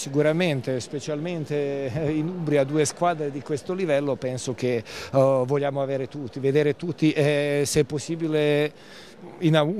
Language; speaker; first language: Italian; non-native, learner; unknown